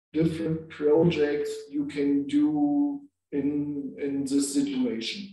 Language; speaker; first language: English; non-native, learner; German